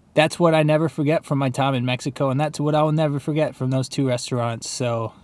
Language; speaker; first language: English; native; English